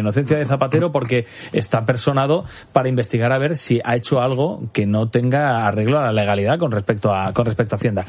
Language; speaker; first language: Spanish; native; Spanish